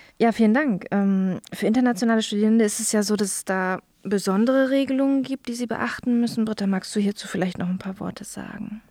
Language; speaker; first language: German; native; German